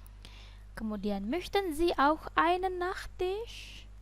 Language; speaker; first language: German; non-native, fluent; Indonesian